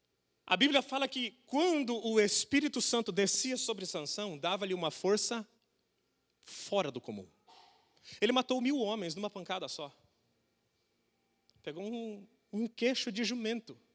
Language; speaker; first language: Portuguese; native; Portuguese